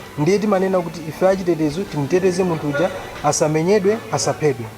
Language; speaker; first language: Nyanja; non-native, local second language; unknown